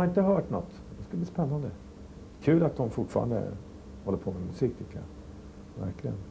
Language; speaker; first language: Swedish; native; Swedish